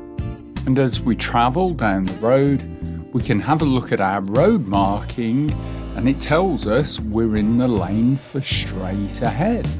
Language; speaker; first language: English; native; English